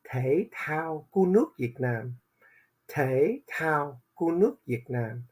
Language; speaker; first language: Vietnamese; early bilingual, heritage; Vietnamese